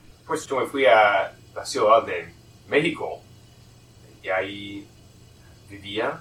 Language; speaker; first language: Spanish; non-native, learner; English